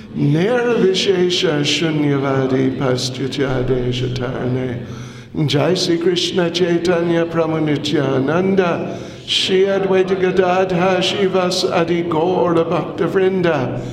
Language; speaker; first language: Russian; non-native, learner; English